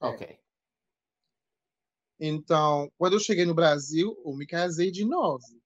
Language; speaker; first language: Portuguese; non-native, fluent; French